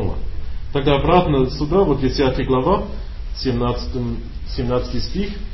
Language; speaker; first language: Russian; non-native, learner; English